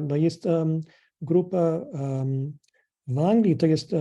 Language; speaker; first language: Russian; non-native, fluent; English